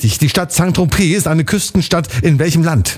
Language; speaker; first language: German; native; German